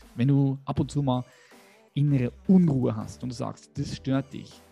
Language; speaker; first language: German; native; German